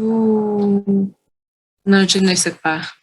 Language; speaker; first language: French; non-native, learner; Vietnamese